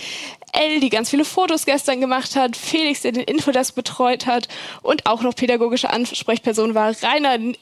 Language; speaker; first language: German; native; German